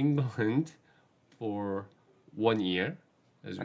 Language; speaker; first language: English; non-native, learner; Korean